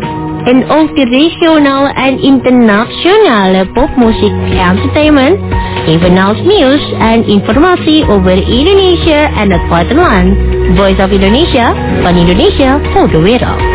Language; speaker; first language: Dutch; non-native, learner; Indonesian